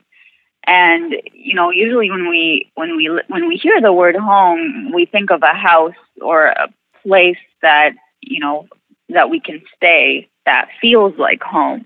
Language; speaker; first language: English; non-native, fluent; Arabic